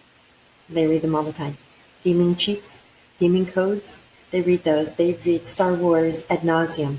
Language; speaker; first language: English; native; English